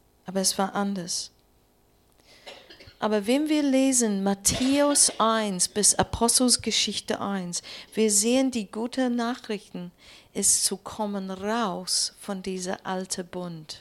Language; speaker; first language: German; non-native, learner; English